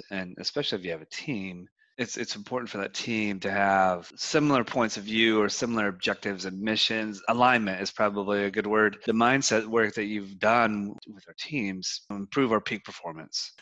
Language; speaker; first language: English; native; English